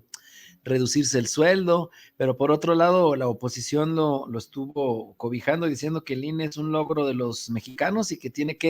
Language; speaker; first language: Spanish; native; Spanish